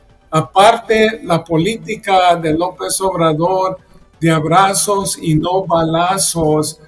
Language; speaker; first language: Spanish; early bilingual, heritage; Spanish